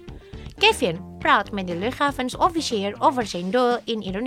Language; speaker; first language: Dutch; non-native, fluent; Indonesian